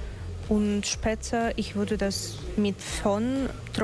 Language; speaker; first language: German; non-native, learner; Russian